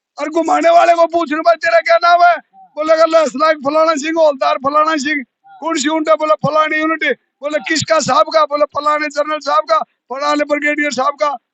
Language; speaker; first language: Hindi; native; Hindi